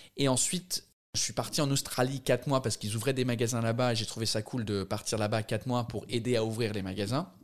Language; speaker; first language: French; non-native, fluent; English